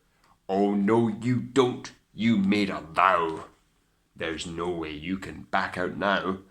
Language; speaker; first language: English; native; English